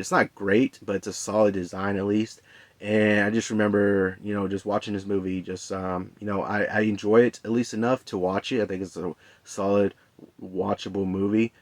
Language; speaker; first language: English; native; English